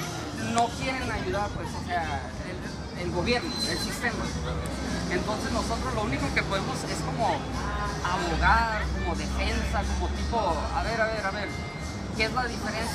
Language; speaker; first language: Spanish; early bilingual, heritage; Spanish